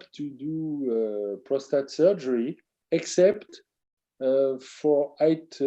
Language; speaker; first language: English; non-native, fluent; French